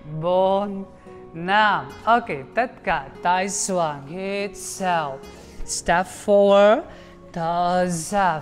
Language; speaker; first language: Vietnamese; non-native, learner; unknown